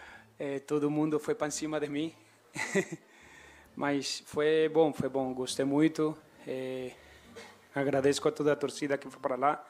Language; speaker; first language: Portuguese; non-native, learner; Spanish